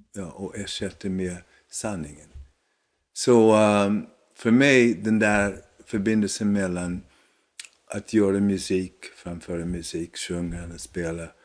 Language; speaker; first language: Swedish; non-native, fluent; English